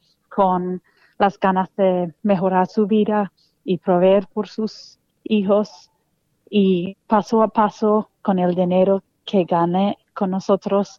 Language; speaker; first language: Spanish; non-native, fluent; English